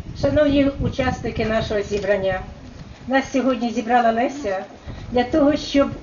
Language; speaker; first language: Ukrainian; native; Ukrainian